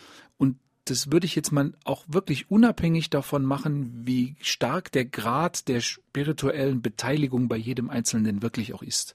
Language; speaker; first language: German; native; German